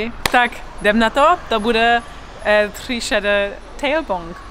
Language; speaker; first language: Czech; non-native, learner; English